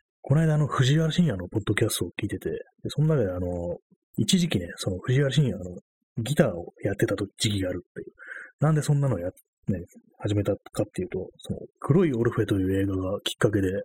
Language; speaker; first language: Japanese; native; Japanese